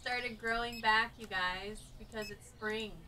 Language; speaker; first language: English; native; English